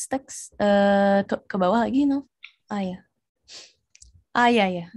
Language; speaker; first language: Indonesian; native; Indonesian